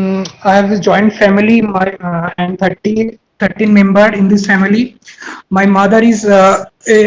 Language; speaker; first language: English; non-native, learner; Bangla